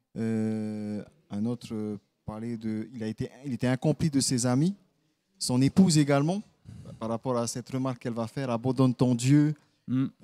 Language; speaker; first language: French; native; French